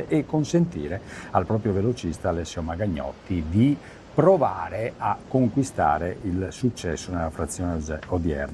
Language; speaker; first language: Italian; native; Italian